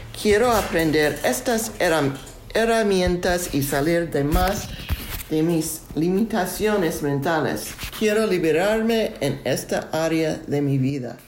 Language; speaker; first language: Spanish; non-native, learner; English